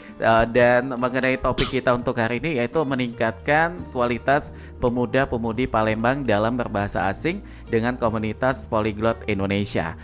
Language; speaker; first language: Indonesian; native; Indonesian